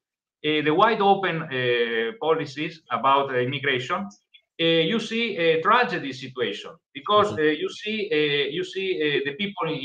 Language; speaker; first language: English; non-native, learner; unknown